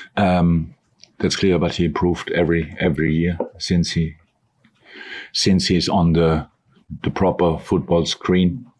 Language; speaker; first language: English; non-native, fluent; German